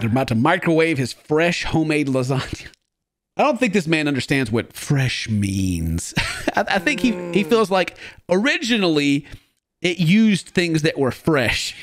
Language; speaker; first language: English; native; English